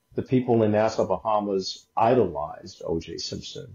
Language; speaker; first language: English; native; English